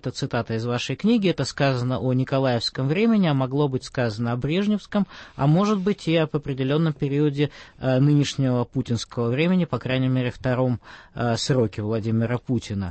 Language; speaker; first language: Russian; native; Russian